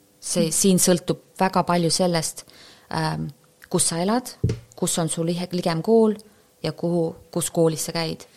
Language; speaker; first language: Estonian; native; Estonian